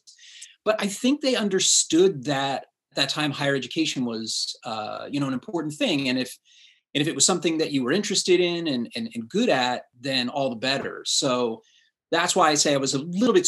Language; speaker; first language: English; native; English